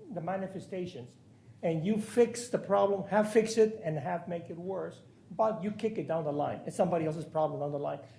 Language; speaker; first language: English; non-native, fluent; Spanish